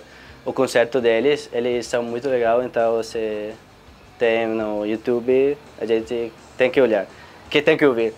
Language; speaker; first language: Portuguese; non-native, fluent; Italian